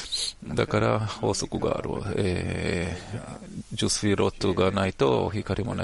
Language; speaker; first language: Japanese; non-native, learner; Hebrew